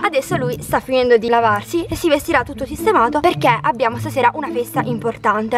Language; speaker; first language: Italian; native; Italian